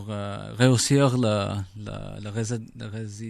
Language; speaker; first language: French; non-native, learner; English